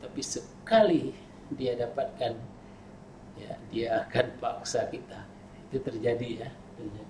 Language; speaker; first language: Indonesian; native; Indonesian